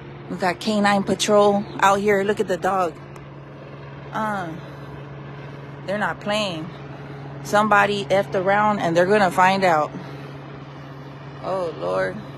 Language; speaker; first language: English; early bilingual, other home language; Spanish